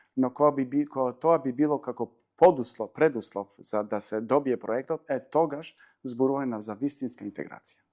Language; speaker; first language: Macedonian; non-native, local second language; Albanian